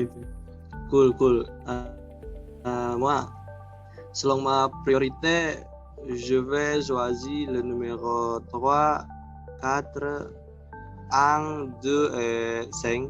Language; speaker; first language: French; non-native, learner; Indonesian